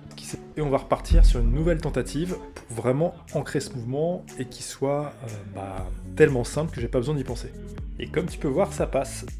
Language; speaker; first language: French; native; French